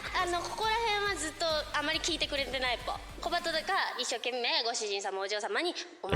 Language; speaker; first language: Japanese; native; Japanese